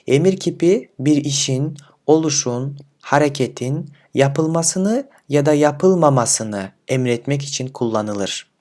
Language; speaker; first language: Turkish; non-native, fluent; Kyrgyz